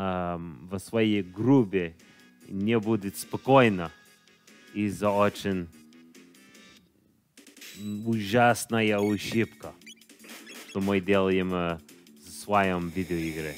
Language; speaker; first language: Russian; non-native, learner; English